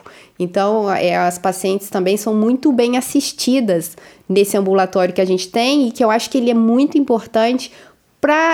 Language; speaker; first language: Portuguese; native; Portuguese